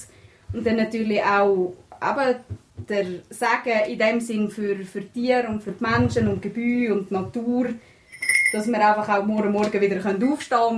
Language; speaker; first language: German; native; German